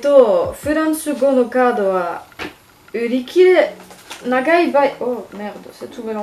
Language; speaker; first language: Japanese; non-native, learner; French